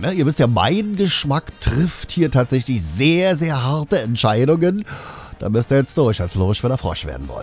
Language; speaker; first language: German; native; German